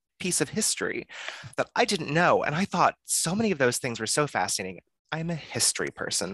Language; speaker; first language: English; native; English